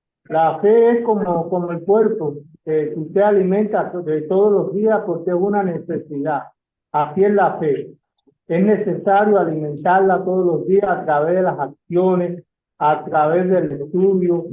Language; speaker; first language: Spanish; native; Spanish